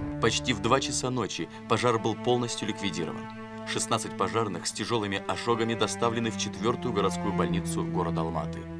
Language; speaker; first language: Russian; native; Russian